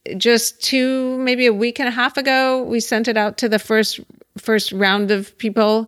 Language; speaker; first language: English; native; English